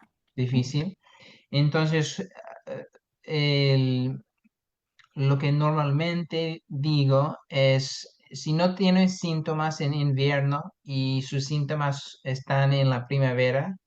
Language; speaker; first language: Spanish; non-native, fluent; English